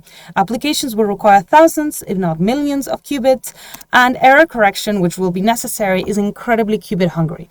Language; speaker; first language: English; non-native, fluent; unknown